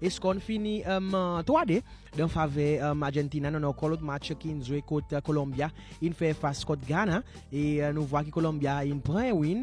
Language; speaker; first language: French; non-native, local second language; Seselwa Creole French